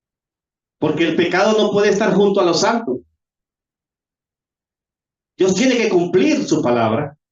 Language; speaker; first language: Spanish; native; Spanish